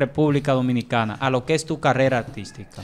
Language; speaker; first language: Spanish; native; Spanish